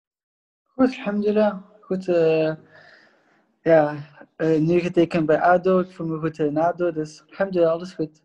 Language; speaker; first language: Dutch; non-native, local second language; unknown